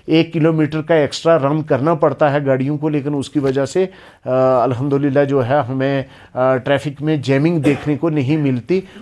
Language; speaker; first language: Hindi; non-native, local second language; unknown